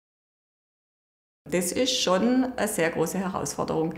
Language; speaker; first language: German; native; German